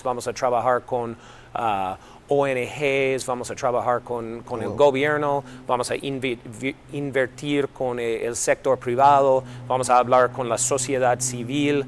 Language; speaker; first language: Spanish; non-native, fluent; English